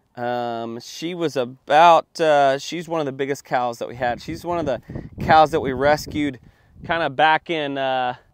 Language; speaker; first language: English; native; English